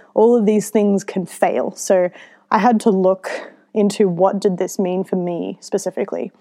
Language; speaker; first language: English; native; English